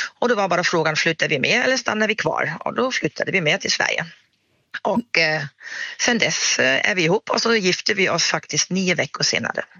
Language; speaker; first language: Swedish; non-native, fluent; German